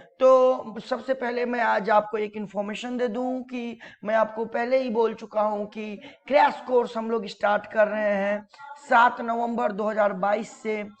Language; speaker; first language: Hindi; native; Hindi